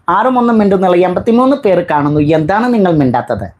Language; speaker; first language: Malayalam; non-native, learner; Bangla